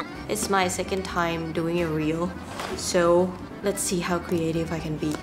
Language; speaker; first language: English; non-native, fluent; Thai